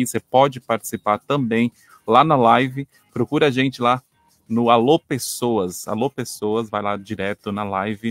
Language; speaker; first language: Portuguese; native; Portuguese